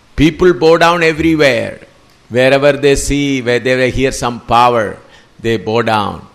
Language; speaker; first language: English; non-native, local second language; Malayalam